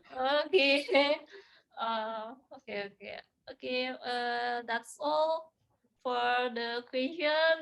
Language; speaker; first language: English; non-native, learner; Indonesian